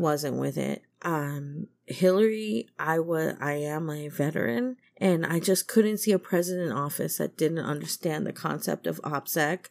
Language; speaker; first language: English; native; English